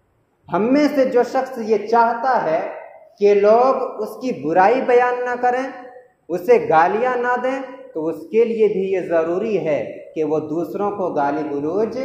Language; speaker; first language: Urdu; native; Urdu